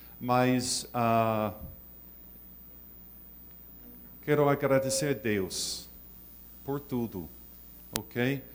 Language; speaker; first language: Portuguese; non-native, learner; English